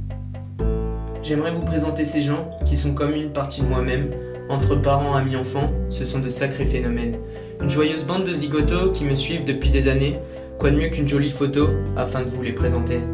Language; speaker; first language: French; native; French